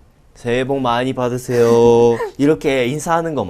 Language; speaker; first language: Korean; non-native, fluent; Russian